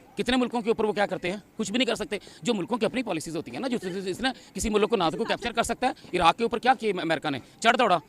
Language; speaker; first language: Urdu; non-native, local second language; Punjabi